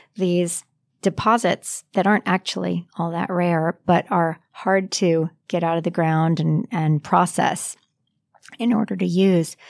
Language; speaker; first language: English; native; English